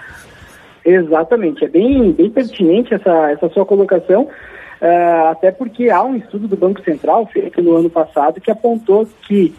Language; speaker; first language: Portuguese; native; Portuguese